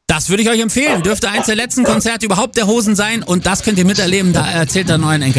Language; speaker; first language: German; native; German